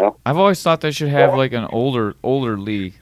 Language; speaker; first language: English; native; English